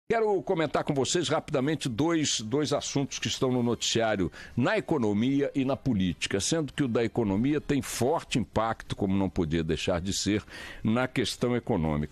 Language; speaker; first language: Portuguese; native; Portuguese